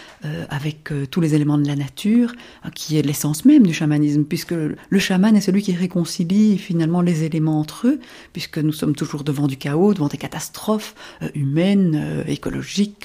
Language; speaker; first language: French; native; French